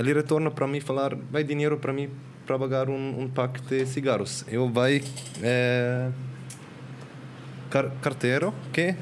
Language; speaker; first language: Portuguese; non-native, learner; Swiss German